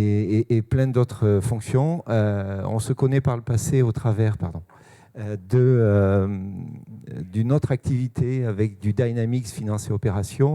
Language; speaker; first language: French; native; French